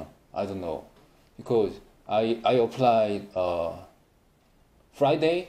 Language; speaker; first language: English; non-native, learner; Korean